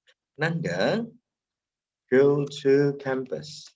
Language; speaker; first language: English; non-native, fluent; Indonesian